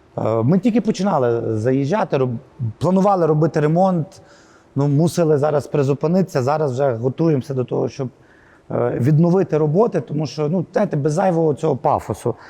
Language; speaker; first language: Ukrainian; native; Ukrainian